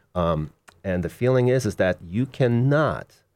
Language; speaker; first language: English; early bilingual, other home language; Russian